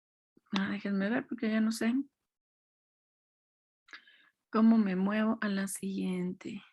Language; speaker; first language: Spanish; native; Spanish